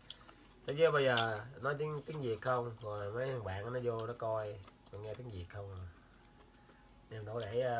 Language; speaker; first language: Vietnamese; early bilingual, heritage; Vietnamese